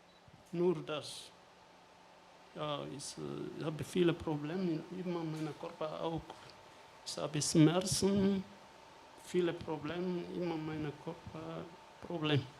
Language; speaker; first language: German; non-native, learner; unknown